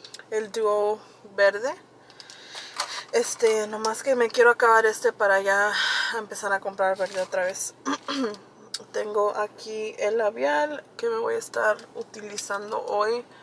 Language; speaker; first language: Spanish; early bilingual, heritage; Spanish